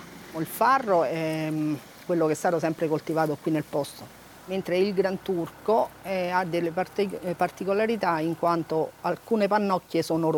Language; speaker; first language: Italian; native; Italian